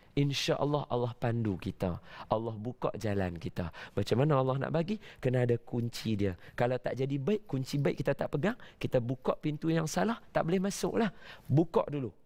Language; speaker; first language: Malay; native; Malay